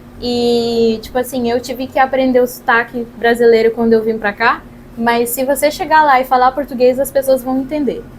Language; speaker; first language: Portuguese; non-native, local second language; Kabuverdianu